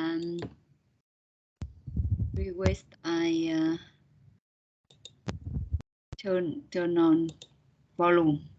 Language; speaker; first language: English; non-native, learner; Vietnamese